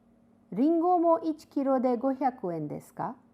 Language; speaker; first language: Japanese; non-native, fluent; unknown